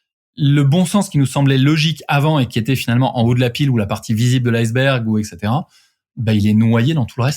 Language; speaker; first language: French; native; French